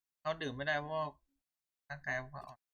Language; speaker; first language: Thai; native; Thai